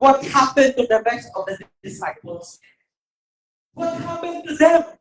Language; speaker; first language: English; non-native, local second language; Filipino